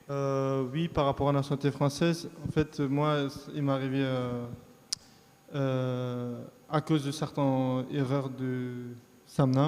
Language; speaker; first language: French; early bilingual, other home language; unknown